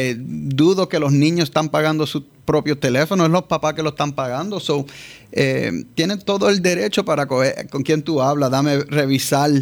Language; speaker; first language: Spanish; early bilingual, heritage; Spanish